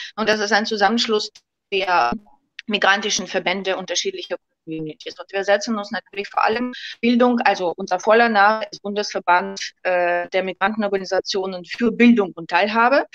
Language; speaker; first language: German; non-native, fluent; Russian